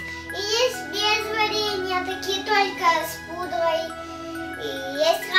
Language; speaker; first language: Russian; early bilingual, heritage; Russian